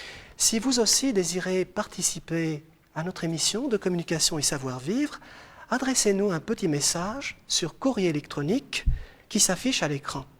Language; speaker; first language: French; non-native, local second language; Arabic